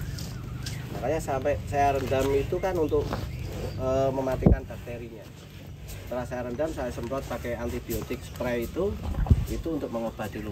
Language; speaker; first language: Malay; non-native, local second language; Javanese